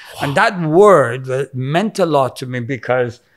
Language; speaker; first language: English; non-native, local second language; Persian